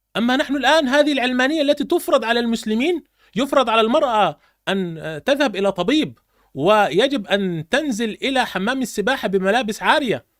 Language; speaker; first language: Arabic; native; Arabic